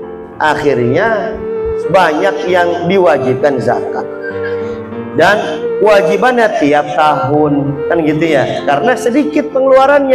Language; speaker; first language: Indonesian; native; Indonesian